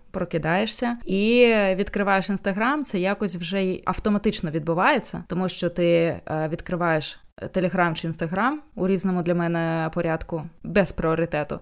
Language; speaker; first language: Ukrainian; non-native, local second language; Russian